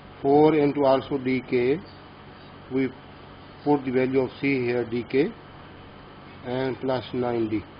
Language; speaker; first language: English; non-native, local second language; Urdu